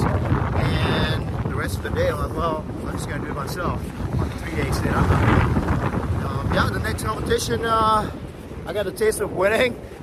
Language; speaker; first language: English; non-native, fluent; Indonesian